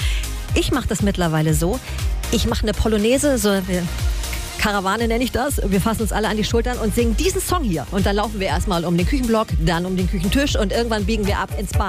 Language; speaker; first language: German; native; German